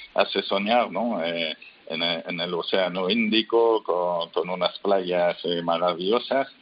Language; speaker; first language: Spanish; non-native, fluent; French